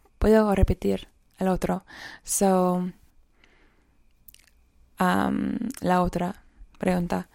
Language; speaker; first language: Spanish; non-native, fluent; English